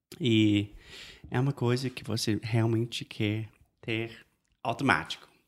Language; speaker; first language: Portuguese; non-native, fluent; English